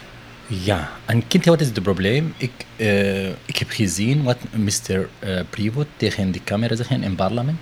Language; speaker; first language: Dutch; non-native, learner; Arabic